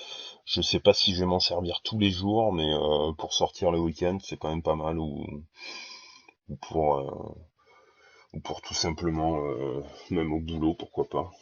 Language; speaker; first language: French; native; French